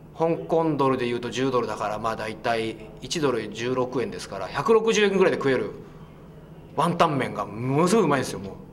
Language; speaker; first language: Japanese; native; Japanese